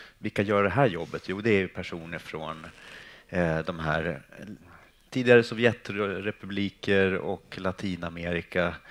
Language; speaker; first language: Swedish; native; Swedish